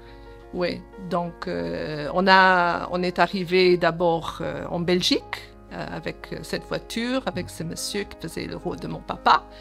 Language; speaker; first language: French; early bilingual, other home language; Portuguese